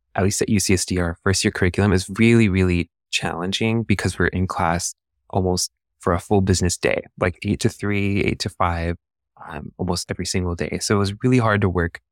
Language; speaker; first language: English; native; English